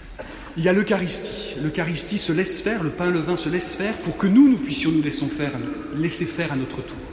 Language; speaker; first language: French; native; French